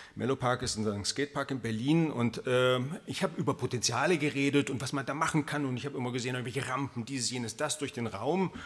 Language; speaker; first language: German; native; German